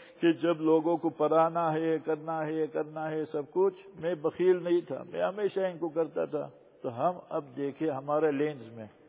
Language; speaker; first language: Urdu; non-native, local second language; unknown